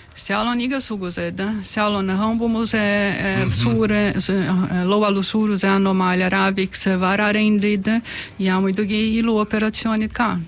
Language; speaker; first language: Estonian; non-native, fluent; Portuguese